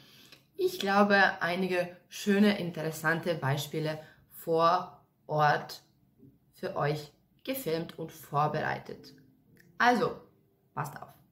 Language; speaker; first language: German; non-native, fluent; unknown